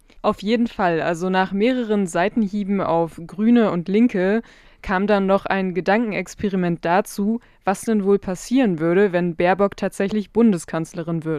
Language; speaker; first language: German; native; German